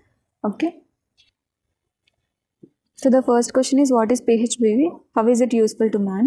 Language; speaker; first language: English; non-native, local second language; Telugu